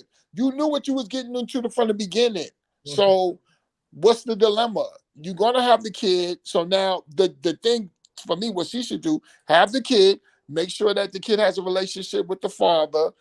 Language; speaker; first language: English; native; English